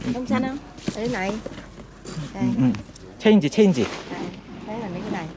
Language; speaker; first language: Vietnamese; non-native, learner; Korean